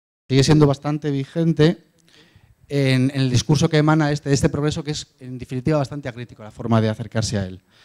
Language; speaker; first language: Spanish; native; Spanish